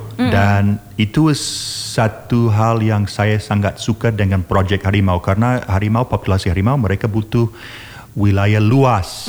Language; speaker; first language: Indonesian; non-native, learner; English